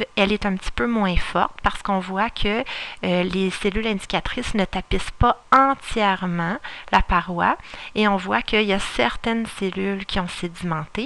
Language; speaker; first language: French; native; French